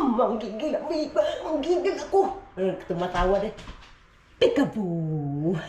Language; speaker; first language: Filipino; non-native, local second language; Cebuano